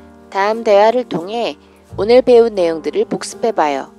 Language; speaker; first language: Korean; native; Korean